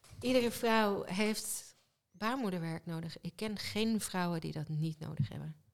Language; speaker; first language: Dutch; early bilingual, other home language; Hebrew